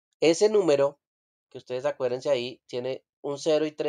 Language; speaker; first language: Spanish; native; Spanish